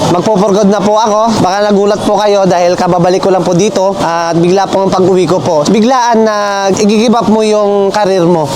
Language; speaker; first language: Filipino; native; Filipino